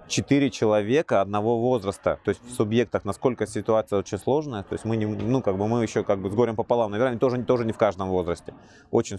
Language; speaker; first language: Russian; native; Russian